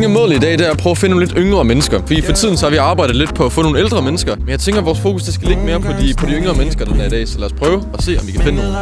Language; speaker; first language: Danish; native; Danish